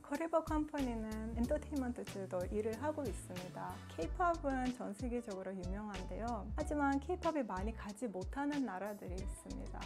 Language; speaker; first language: Korean; non-native, fluent; Azerbaijani